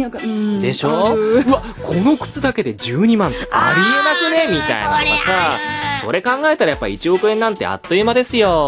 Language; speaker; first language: Japanese; native; Japanese